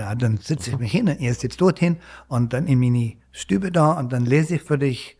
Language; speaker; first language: German; non-native, fluent; English